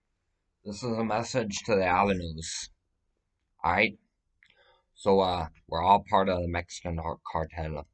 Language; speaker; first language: English; native; English